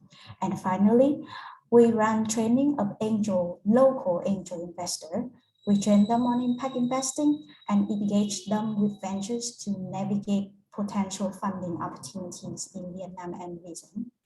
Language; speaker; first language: English; non-native, fluent; Vietnamese